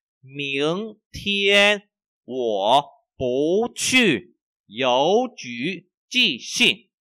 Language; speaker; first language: Chinese; non-native, fluent; Vietnamese